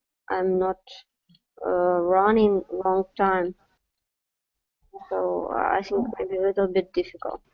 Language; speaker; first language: English; non-native, learner; Russian